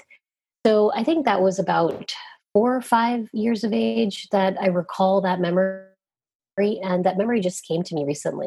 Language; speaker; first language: English; native; English